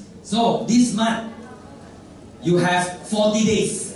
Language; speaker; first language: English; non-native, local second language; Chinese